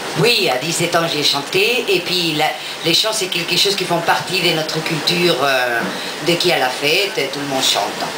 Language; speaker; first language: French; non-native, fluent; Spanish